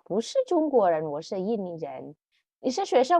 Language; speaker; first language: Chinese; non-native, fluent; Indonesian